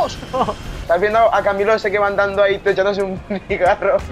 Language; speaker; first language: Spanish; native; Spanish